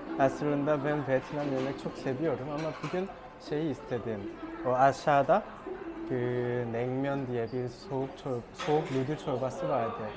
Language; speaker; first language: Turkish; non-native, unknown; Korean